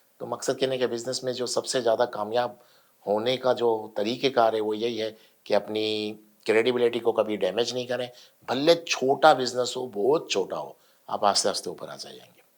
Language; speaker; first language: Urdu; native; Urdu